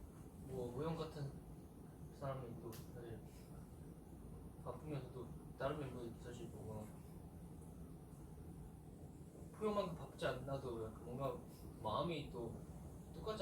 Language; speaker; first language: Korean; non-native, fluent; Chinese